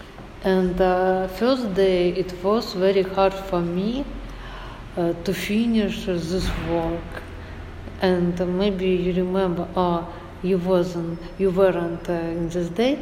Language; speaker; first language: English; non-native, learner; Russian